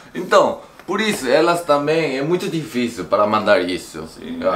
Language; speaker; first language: Portuguese; non-native, fluent; Korean